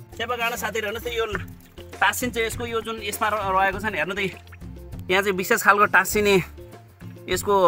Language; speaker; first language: Nepali; non-native, local second language; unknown